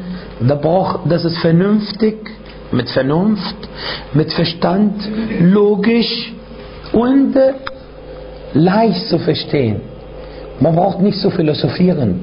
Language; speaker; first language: German; non-native, fluent; Arabic